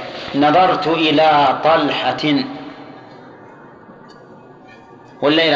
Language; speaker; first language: Arabic; native; Arabic